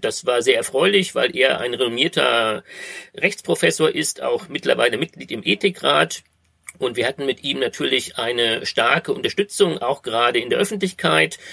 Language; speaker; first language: German; native; German